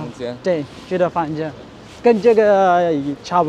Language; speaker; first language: Chinese; non-native, fluent; Amharic